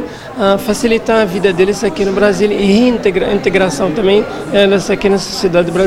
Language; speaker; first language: Portuguese; non-native, fluent; Arabic